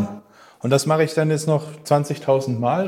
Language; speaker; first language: German; native; German